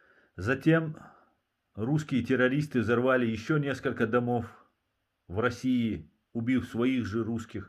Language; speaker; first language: Russian; non-native, local second language; Chechen